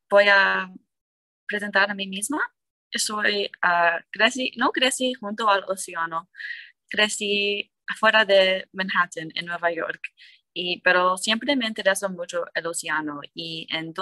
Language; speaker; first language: Spanish; non-native, learner; English